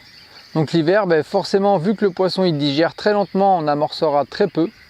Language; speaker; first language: French; native; French